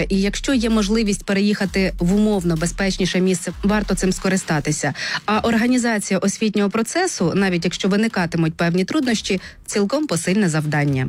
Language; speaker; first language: Ukrainian; native; Ukrainian